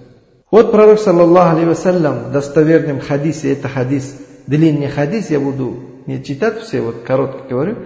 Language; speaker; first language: Russian; non-native, learner; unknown